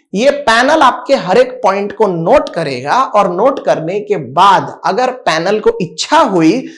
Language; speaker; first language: Hindi; non-native, local second language; Marathi